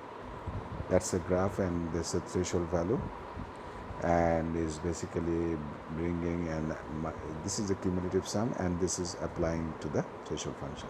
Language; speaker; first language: English; non-native, local second language; Bangla